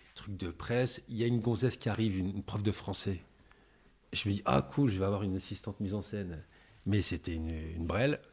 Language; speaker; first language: French; native; French